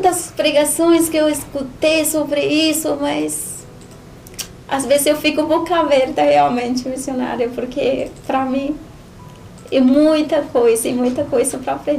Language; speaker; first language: Portuguese; non-native, learner; Spanish